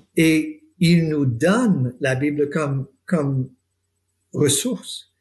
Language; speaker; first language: French; non-native, fluent; English